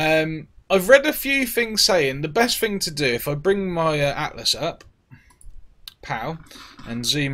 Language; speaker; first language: English; native; English